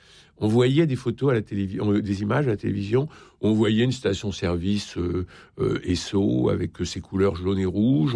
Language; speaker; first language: French; native; French